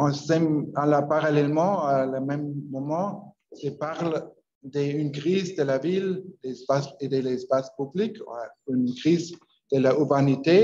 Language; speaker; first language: French; non-native, learner; Spanish